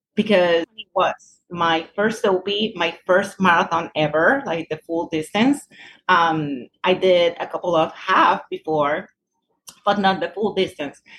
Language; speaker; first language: English; non-native, fluent; Spanish